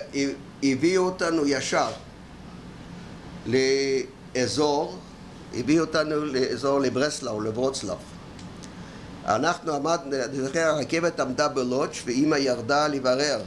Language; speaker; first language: Hebrew; early bilingual, other home language; Yiddish